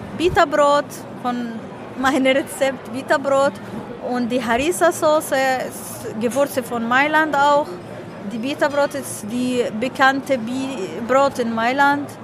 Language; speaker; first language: German; non-native, learner; Hebrew